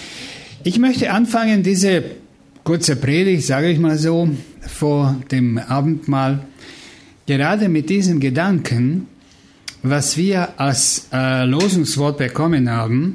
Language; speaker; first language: German; non-native, fluent; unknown